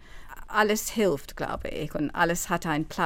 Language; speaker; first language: German; non-native, fluent; English